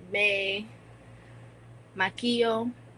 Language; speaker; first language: Spanish; non-native, learner; English